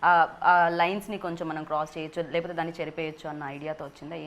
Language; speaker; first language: Telugu; native; Telugu